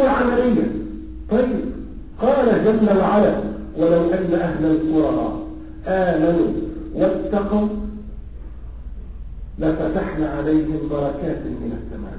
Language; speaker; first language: Arabic; native; Arabic